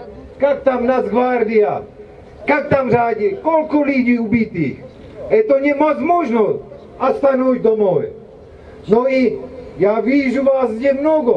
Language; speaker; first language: Russian; non-native, learner; Czech